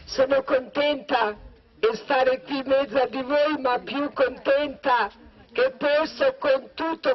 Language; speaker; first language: Italian; non-native, learner; Croatian